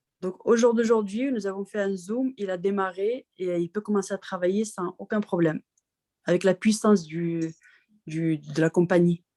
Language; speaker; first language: French; non-native, local second language; Arabic